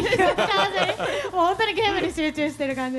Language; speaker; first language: Japanese; native; Japanese